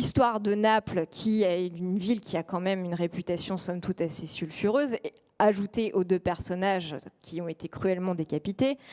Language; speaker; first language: French; native; French